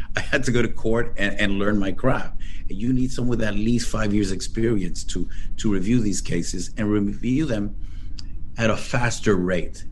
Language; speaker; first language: English; early bilingual, other home language; Spanish